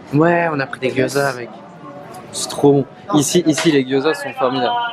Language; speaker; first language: French; native; French